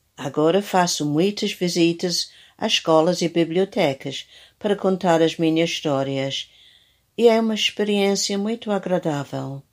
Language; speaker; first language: Portuguese; non-native, fluent; English